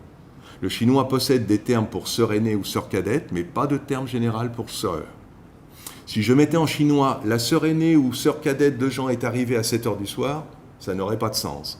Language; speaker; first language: French; native; French